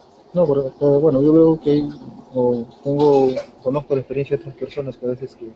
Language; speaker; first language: Spanish; native; Spanish